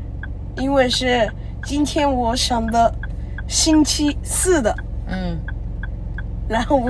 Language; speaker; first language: Chinese; early bilingual, heritage; Japanese